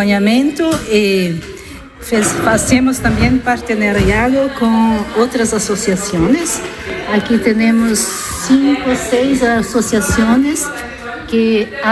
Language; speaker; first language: Spanish; non-native, fluent; Italian